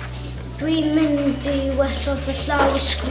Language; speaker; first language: Welsh; non-native, local second language; English